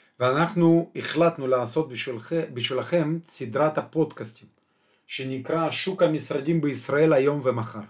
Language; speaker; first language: Hebrew; non-native, fluent; Russian